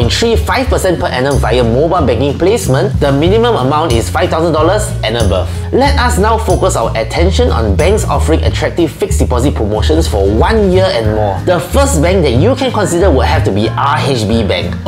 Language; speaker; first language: English; native; English